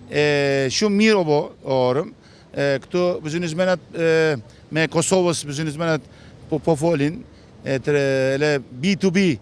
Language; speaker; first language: Albanian; early bilingual, heritage; Turkish